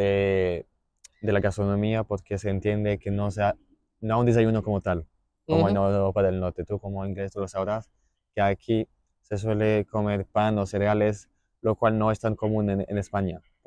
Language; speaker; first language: Spanish; non-native, fluent; German